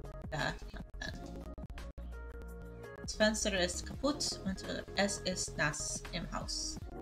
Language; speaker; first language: German; non-native, learner; Spanish